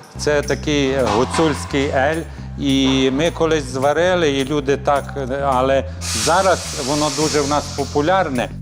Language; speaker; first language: Ukrainian; native; Ukrainian